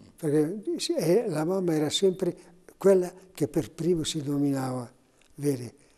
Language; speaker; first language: Italian; native; Italian